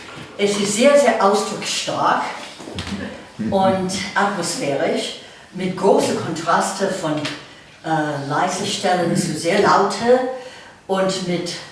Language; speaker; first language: German; non-native, fluent; English